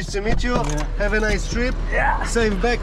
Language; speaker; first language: English; non-native, fluent; Polish